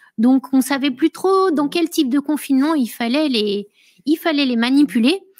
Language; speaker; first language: French; native; French